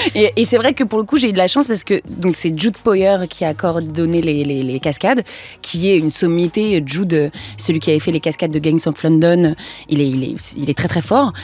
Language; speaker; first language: French; native; French